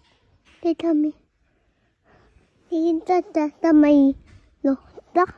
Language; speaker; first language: Swedish; early bilingual, other home language; Mongolian